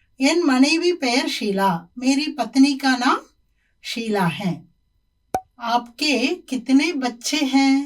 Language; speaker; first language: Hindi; non-native, local second language; Tamil